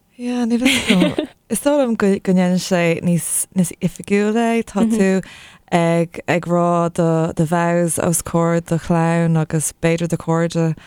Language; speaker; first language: Irish; non-native, local second language; English